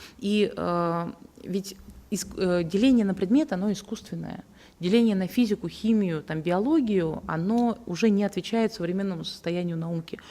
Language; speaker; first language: Russian; native; Russian